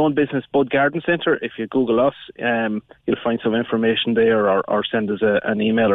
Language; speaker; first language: English; native; English